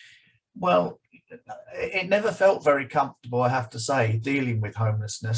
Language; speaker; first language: English; native; English